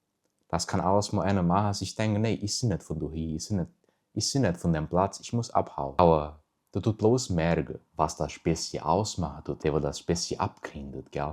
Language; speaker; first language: German; early bilingual, heritage; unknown